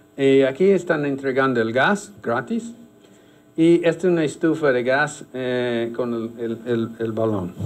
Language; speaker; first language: Spanish; non-native, fluent; English